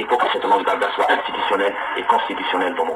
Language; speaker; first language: French; non-native, local second language; Kabyle